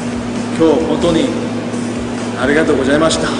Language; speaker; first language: Japanese; non-native, fluent; Korean